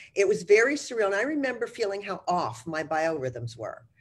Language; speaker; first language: English; native; English